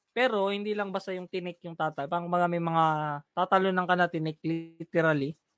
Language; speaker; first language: Filipino; native; Filipino